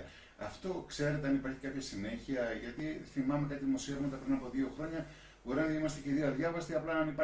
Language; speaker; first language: Greek; native; Greek